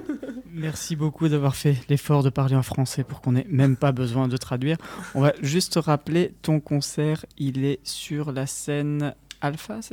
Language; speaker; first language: French; native; French